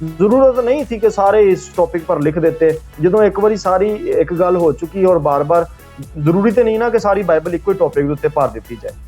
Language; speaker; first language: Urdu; non-native, local second language; Punjabi